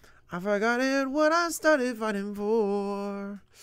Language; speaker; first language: English; native; English